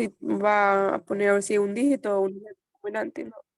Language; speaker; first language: Spanish; native; Spanish